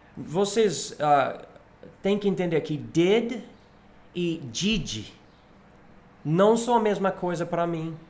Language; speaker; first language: Portuguese; non-native, fluent; English